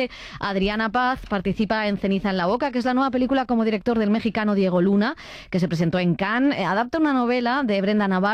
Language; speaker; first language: Spanish; native; Spanish